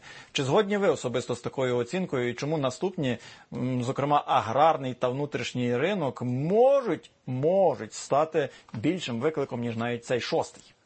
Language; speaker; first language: Ukrainian; native; Ukrainian